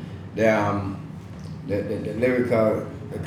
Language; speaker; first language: English; non-native, local second language; Jamaican Creole English